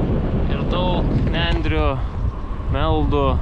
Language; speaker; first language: Lithuanian; native; Lithuanian